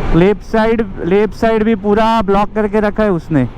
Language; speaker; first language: Hindi; non-native, local second language; Marathi